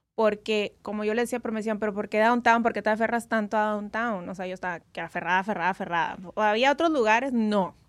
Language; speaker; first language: Spanish; native; Spanish